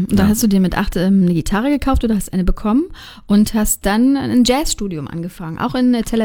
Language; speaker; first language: German; native; German